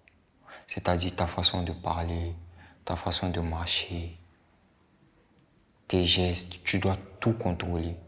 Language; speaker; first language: French; non-native, local second language; Bambara